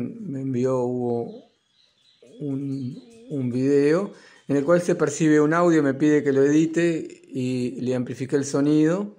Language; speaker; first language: Spanish; native; Spanish